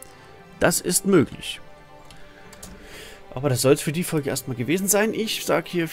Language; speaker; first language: German; native; German